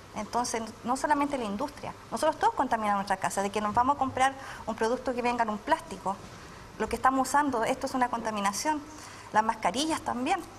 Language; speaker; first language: Spanish; native; Spanish